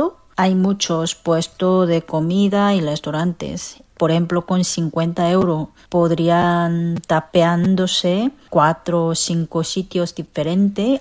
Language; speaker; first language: Spanish; non-native, fluent; Korean